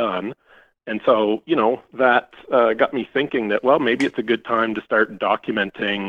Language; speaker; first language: English; native; English